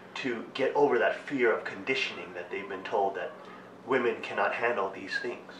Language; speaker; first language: English; native; English